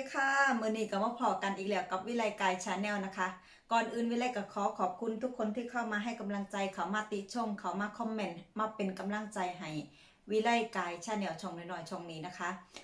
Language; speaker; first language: Thai; native; Thai